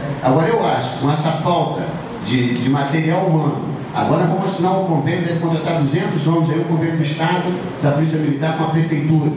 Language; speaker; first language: Portuguese; native; Portuguese